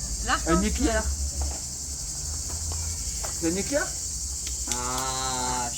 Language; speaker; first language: French; native; French